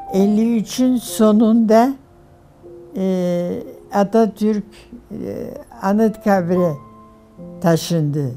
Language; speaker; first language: Turkish; non-native, fluent; German